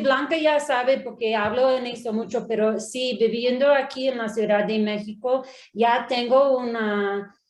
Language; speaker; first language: Spanish; non-native, learner; English